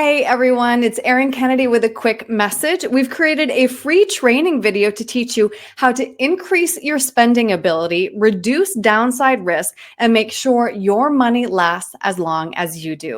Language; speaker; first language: English; native; English